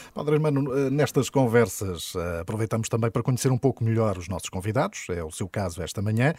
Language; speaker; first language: Portuguese; native; Portuguese